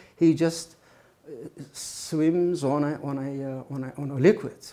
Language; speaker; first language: English; non-native, fluent; Turkish